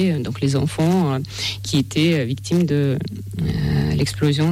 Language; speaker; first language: French; non-native, fluent; Russian